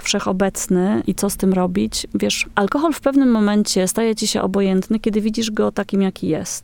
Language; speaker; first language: Polish; native; Polish